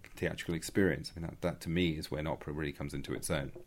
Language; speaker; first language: English; native; English